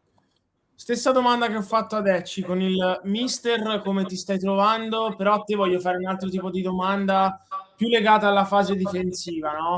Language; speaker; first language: Italian; native; Italian